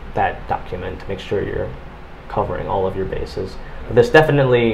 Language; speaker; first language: English; native; English